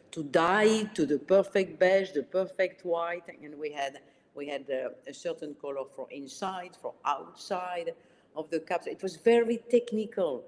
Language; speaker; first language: English; early bilingual, other home language; Arabic